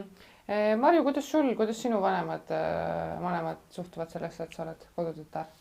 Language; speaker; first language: Estonian; native; Estonian